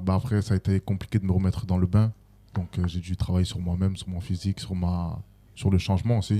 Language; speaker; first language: French; native; French